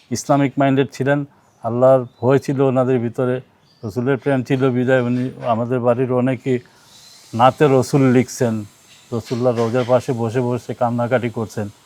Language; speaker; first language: Bangla; native; Bangla